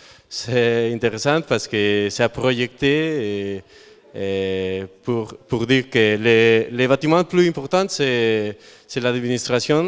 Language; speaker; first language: French; non-native, learner; Spanish